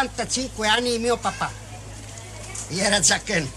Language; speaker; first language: Italian; non-native, learner; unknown